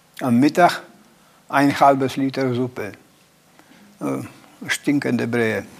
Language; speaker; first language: German; non-native, learner; Polish